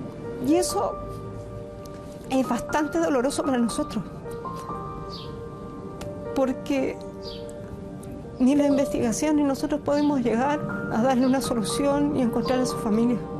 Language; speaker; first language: Spanish; native; Spanish